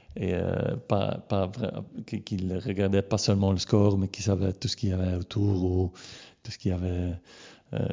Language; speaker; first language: French; native; French